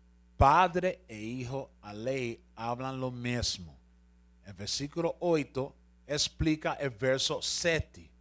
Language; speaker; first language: Portuguese; non-native, learner; Spanish